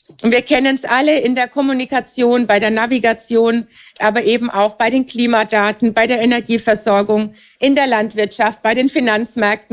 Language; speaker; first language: German; native; German